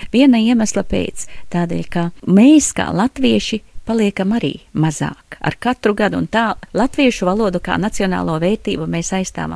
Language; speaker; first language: Latvian; non-native, local second language; Russian